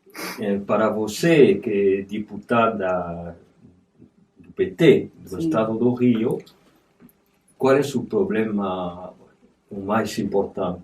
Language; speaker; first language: Portuguese; non-native, fluent; French